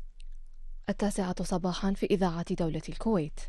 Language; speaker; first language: Arabic; native; Arabic